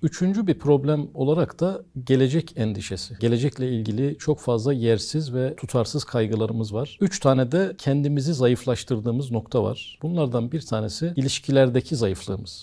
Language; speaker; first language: Turkish; native; Turkish